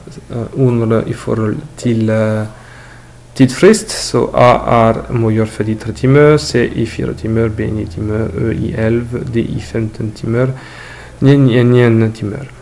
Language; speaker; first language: Norwegian; non-native, learner; French